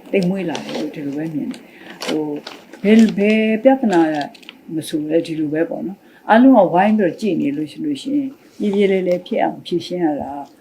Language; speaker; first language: Burmese; native; Burmese